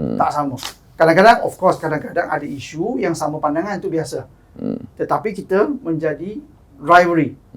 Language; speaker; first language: Malay; non-native, local second language; Chinese